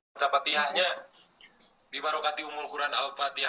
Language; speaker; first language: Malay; non-native, local second language; Sundanese